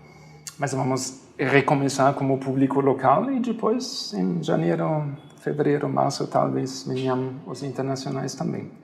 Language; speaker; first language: Portuguese; non-native, fluent; German